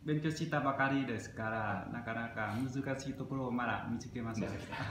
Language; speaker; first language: Japanese; non-native, learner; Vietnamese